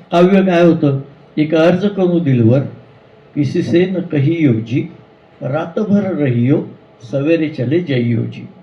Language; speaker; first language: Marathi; native; Marathi